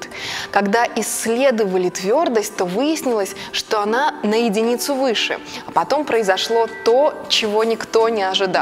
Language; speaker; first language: Russian; native; Russian